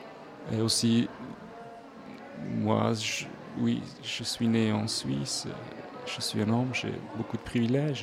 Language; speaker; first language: French; non-native, local second language; Swiss German